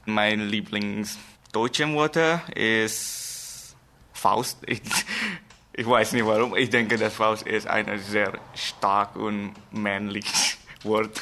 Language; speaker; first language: German; non-native, learner; Indonesian